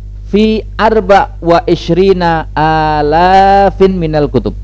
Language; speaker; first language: Arabic; non-native, fluent; Indonesian